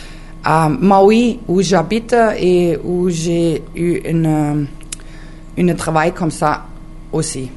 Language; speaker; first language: French; non-native, learner; German